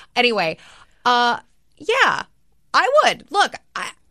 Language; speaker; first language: English; native; English